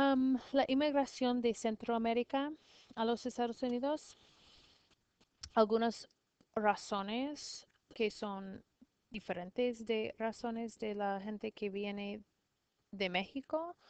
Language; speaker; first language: Spanish; non-native, learner; English